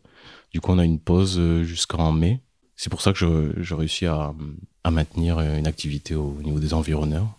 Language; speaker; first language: French; native; French